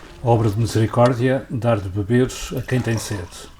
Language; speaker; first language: Portuguese; native; Portuguese